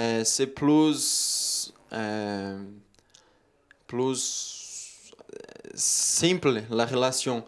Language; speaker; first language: French; non-native, learner; Portuguese